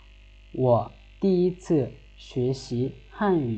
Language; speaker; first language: Chinese; non-native, fluent; Lao